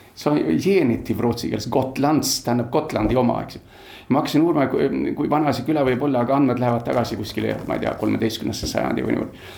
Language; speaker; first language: Estonian; early bilingual, heritage; Estonian